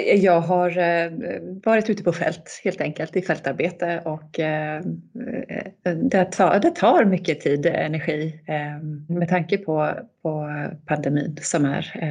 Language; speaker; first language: Swedish; native; Swedish